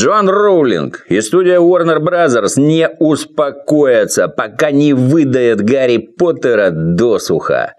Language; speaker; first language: Russian; native; Russian